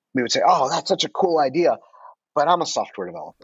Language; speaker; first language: English; native; English